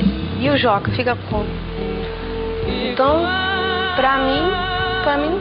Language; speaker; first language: Portuguese; native; Portuguese